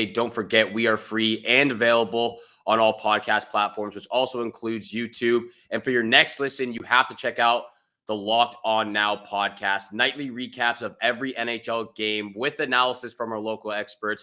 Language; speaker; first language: English; native; English